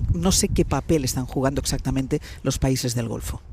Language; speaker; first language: Spanish; native; Spanish